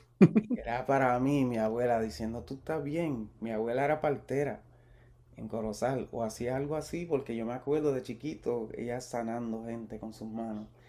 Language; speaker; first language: Spanish; early bilingual, heritage; Spanish